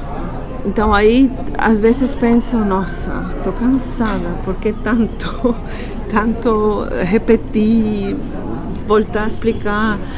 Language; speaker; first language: Portuguese; non-native, fluent; Spanish